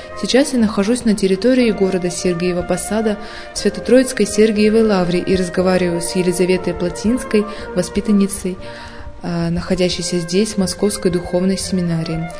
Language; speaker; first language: Russian; native; Russian